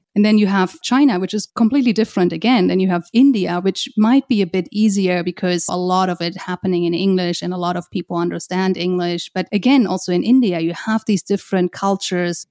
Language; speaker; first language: English; non-native, fluent; German